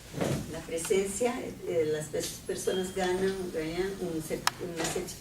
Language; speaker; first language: Spanish; non-native, fluent; Portuguese